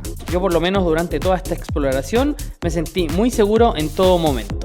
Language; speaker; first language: Spanish; native; Spanish